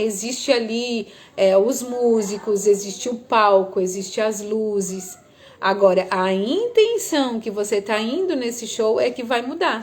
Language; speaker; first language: Portuguese; native; Portuguese